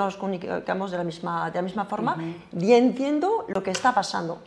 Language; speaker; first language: Spanish; non-native, fluent; French